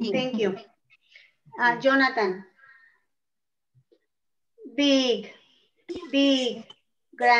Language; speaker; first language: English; non-native, learner; Spanish